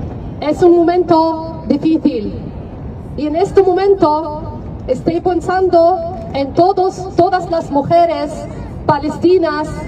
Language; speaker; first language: Spanish; non-native, fluent; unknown